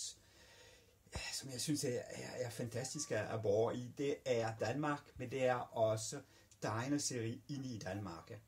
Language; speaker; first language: Danish; non-native, fluent; French